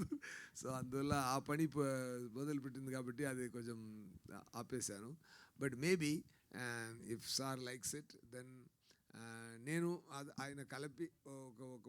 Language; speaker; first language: Telugu; non-native, learner; Tamil